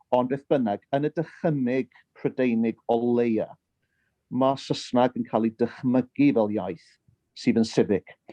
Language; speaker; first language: Welsh; early bilingual, heritage; Welsh